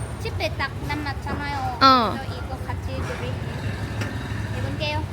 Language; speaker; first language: Korean; non-native, learner; Vietnamese